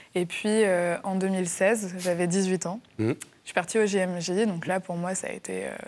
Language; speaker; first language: French; native; French